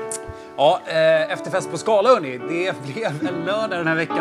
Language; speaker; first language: Swedish; native; Swedish